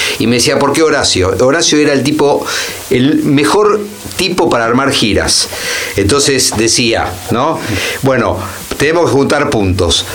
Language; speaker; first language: Spanish; native; Spanish